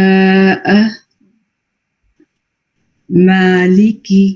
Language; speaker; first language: Arabic; non-native, learner; Urdu